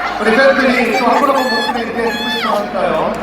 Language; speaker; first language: Korean; native; Korean